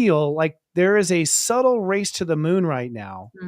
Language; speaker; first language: English; native; English